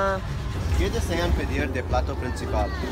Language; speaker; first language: Spanish; non-native, learner; English